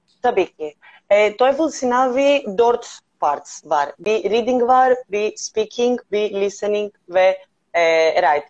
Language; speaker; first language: Turkish; non-native, learner; Greek